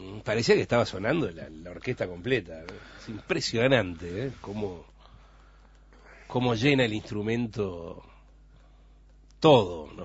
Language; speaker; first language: Spanish; native; Spanish